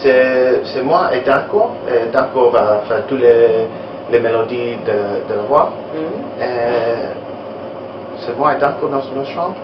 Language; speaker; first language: French; non-native, learner; Italian